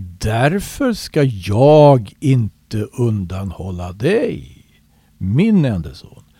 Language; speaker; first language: Swedish; native; Swedish